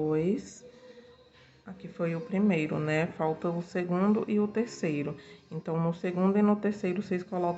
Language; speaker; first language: Portuguese; native; Portuguese